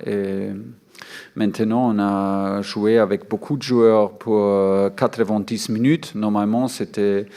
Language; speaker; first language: French; non-native, fluent; German